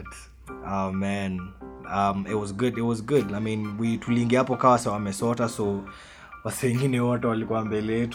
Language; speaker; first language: English; non-native, local second language; Swahili